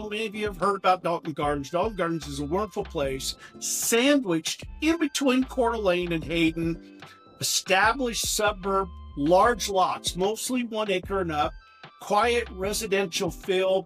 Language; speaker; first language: English; native; English